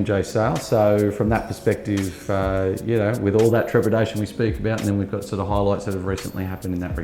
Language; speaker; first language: English; native; English